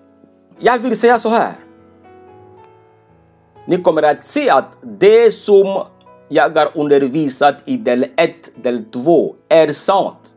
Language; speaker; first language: Swedish; non-native, fluent; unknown